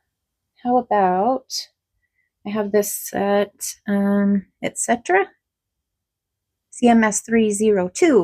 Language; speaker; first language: English; native; English